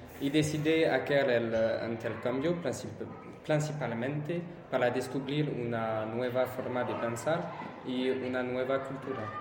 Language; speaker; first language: Spanish; non-native, learner; French